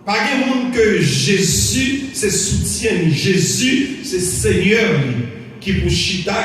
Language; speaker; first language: French; non-native, local second language; Haitian Creole